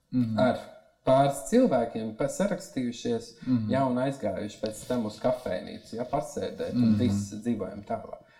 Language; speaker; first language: Latvian; native; Latvian